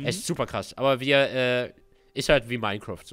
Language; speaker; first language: German; native; German